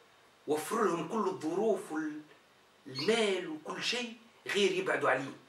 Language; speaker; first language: Arabic; native; Arabic